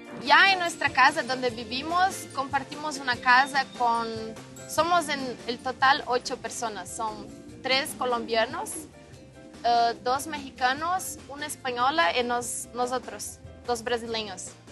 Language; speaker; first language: Spanish; non-native, learner; Portuguese